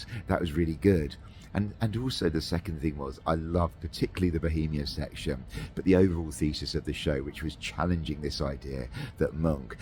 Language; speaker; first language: English; native; English